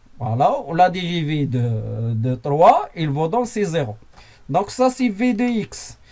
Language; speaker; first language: French; non-native, local second language; Arabic